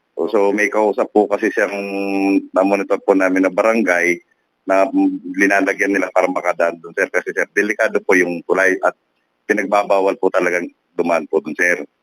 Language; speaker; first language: Filipino; native; Filipino